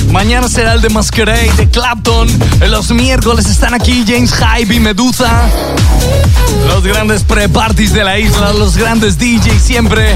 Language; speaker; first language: Spanish; native; Spanish